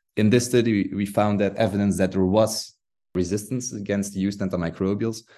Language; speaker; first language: English; non-native, fluent; Dutch